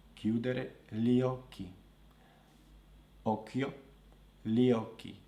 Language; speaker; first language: Italian; non-native, fluent; Slovak